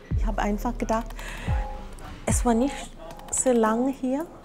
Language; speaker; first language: German; non-native, fluent; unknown